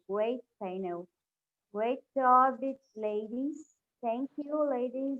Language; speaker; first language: English; non-native, learner; Portuguese